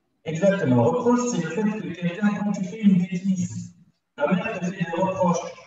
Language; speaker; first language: French; non-native, local second language; Arabic